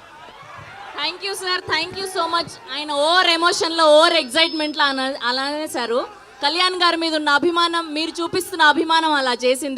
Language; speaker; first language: Telugu; native; Telugu